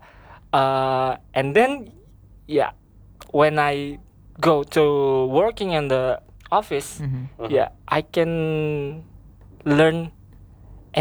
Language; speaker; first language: English; non-native, learner; Indonesian